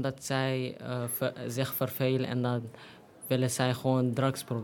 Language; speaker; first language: Dutch; non-native, learner; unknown